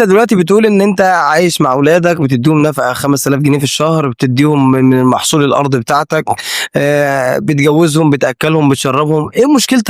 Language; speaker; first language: Arabic; native; Arabic